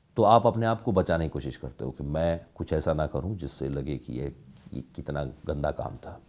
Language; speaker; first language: Hindi; native; Hindi